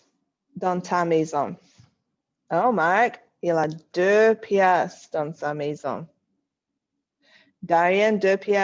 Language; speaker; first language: French; non-native, fluent; English